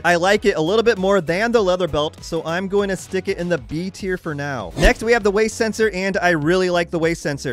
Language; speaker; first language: English; native; English